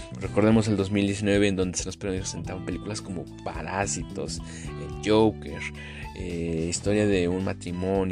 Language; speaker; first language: Spanish; native; Spanish